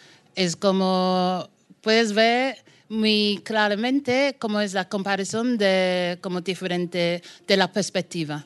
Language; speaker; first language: Spanish; non-native, fluent; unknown